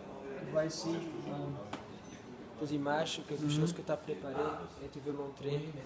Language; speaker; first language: French; non-native, fluent; Dutch